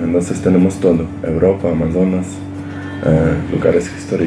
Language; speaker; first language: Spanish; non-native, learner; Polish